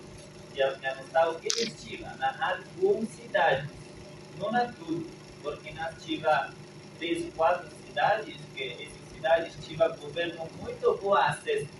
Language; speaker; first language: Portuguese; non-native, learner; Persian